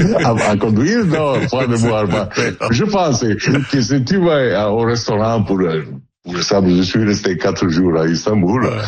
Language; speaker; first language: French; non-native, learner; Italian